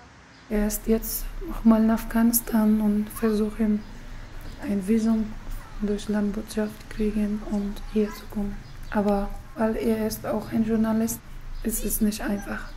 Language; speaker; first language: German; non-native, learner; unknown